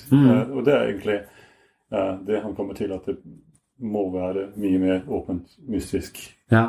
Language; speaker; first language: Norwegian; non-native, fluent; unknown